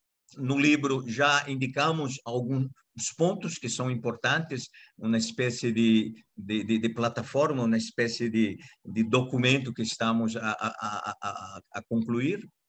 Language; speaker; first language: Portuguese; non-native, learner; Italian